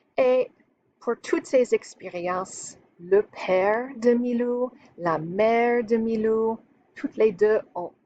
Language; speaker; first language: French; non-native, fluent; English